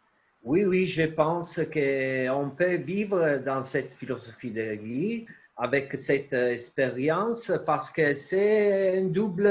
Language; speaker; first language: French; non-native, fluent; Italian